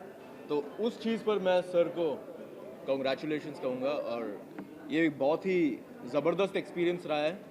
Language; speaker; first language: Hindi; native; Hindi